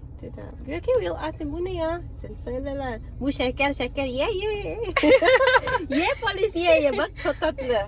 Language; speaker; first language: Turkish; non-native, learner; Indonesian